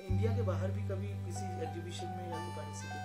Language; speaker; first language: Hindi; native; Hindi